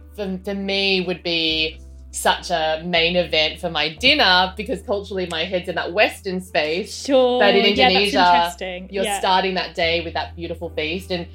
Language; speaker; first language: English; native; English